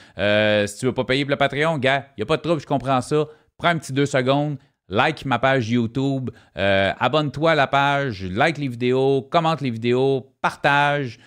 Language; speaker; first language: French; native; French